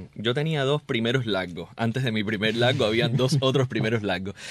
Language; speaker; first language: Spanish; early bilingual, heritage; Spanish